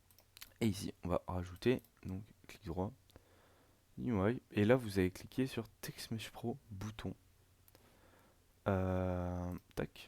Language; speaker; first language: French; native; French